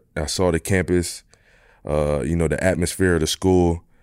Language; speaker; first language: English; native; English